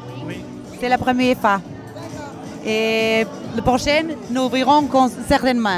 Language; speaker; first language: French; non-native, learner; Portuguese